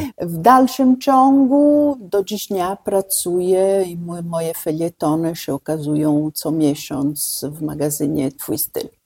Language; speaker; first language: Polish; non-native, fluent; Italian